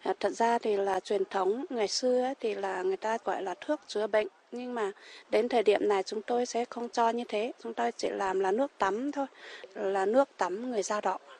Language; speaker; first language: Vietnamese; non-native, local second language; Iu Mien